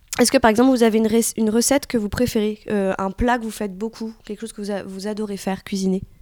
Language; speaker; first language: French; native; French